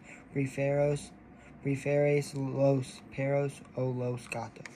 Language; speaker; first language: Spanish; non-native, learner; English